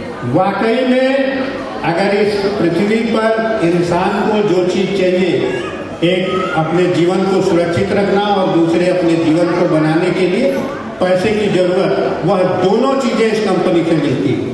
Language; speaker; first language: Hindi; native; Hindi